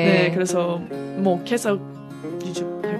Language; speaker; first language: Korean; non-native, learner; English